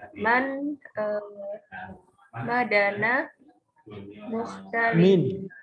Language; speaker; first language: Arabic; non-native, learner; Indonesian